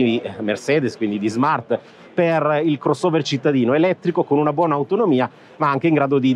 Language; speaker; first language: Italian; native; Italian